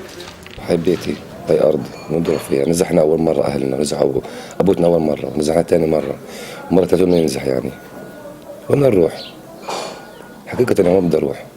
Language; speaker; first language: Arabic; native; Arabic